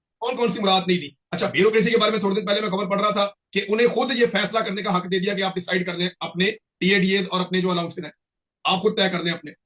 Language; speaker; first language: Urdu; non-native, local second language; Punjabi